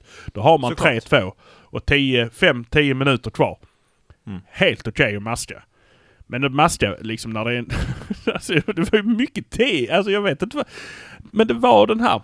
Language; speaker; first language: Swedish; native; Swedish